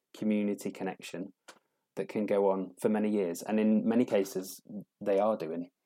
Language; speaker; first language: English; native; English